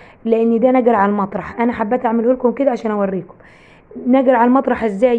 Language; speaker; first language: Arabic; native; Arabic